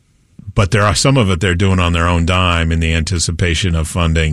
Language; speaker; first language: English; native; English